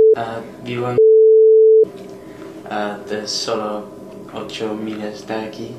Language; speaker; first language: Spanish; non-native, learner; English